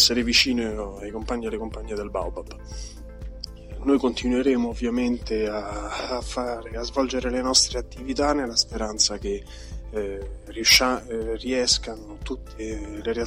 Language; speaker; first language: Italian; native; Italian